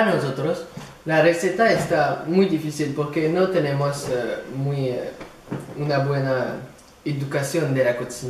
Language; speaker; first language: Spanish; non-native, learner; French